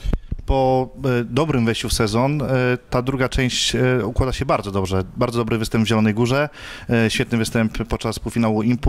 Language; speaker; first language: Polish; native; Polish